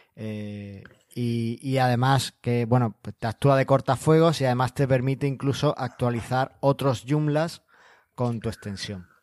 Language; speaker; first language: Spanish; native; Spanish